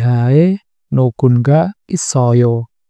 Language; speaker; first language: Korean; non-native, fluent; Indonesian